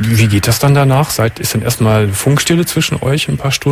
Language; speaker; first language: German; native; German